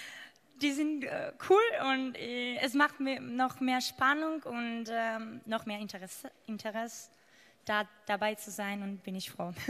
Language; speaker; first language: German; non-native, fluent; Georgian